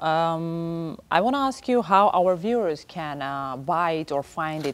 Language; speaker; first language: English; non-native, learner; Armenian